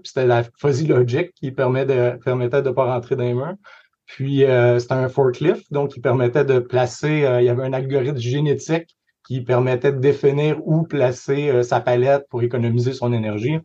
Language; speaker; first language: French; native; French